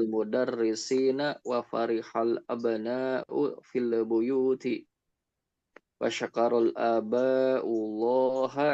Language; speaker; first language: Arabic; non-native, learner; Indonesian